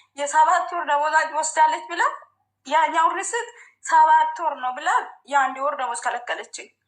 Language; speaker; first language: Amharic; non-native, local second language; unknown